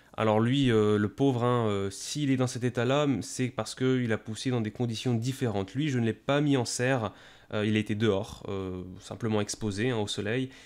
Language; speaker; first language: French; native; French